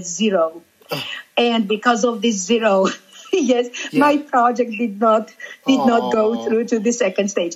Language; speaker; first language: English; non-native, fluent; Georgian